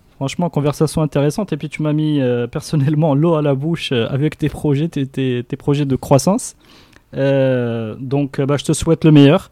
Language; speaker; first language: French; non-native, local second language; Arabic